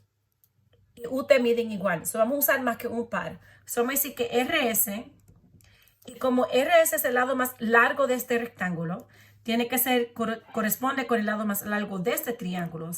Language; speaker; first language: Spanish; early bilingual, heritage; Spanish